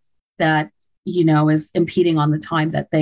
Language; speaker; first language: English; native; English